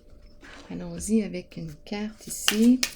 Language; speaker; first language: French; native; French